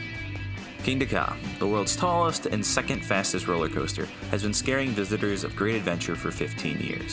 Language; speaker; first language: English; native; English